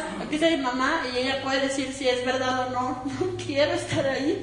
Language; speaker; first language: Spanish; native; Spanish